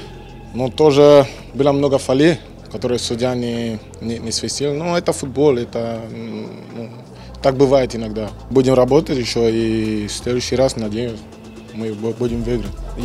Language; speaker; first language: Russian; non-native, fluent; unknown